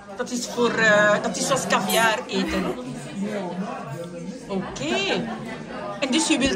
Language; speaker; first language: Dutch; non-native, fluent; French